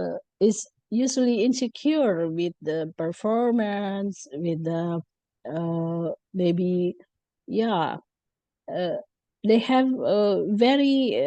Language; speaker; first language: English; non-native, learner; Indonesian